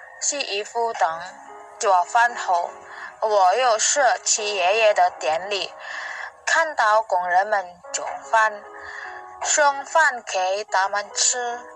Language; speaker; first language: Chinese; non-native, learner; Indonesian